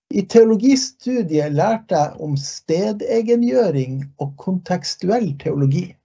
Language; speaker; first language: Norwegian; early bilingual, heritage; Norwegian